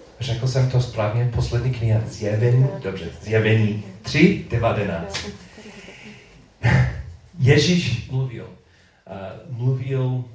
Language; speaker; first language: Czech; non-native, learner; English